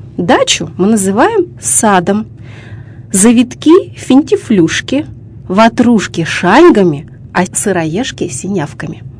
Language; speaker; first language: Russian; native; Russian